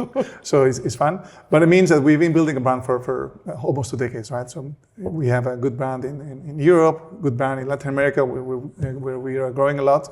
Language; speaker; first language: English; non-native, fluent; Spanish